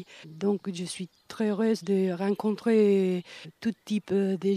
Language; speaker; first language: French; non-native, fluent; Spanish